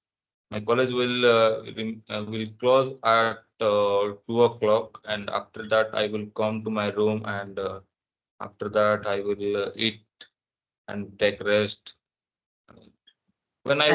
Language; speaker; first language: English; non-native, learner; Odia